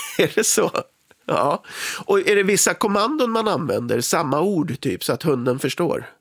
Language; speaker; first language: Swedish; native; Swedish